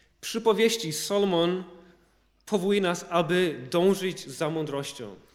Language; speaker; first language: Polish; early bilingual, heritage; Polish